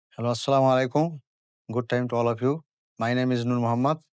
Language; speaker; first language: English; non-native, learner; Bangla